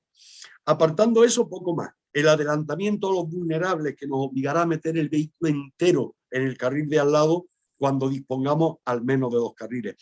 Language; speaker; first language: Spanish; native; Spanish